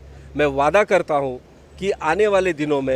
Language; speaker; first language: Hindi; non-native, local second language; Marathi